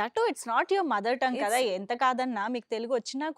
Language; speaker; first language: Telugu; native; Telugu